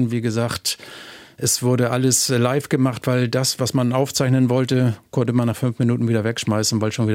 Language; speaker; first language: German; native; German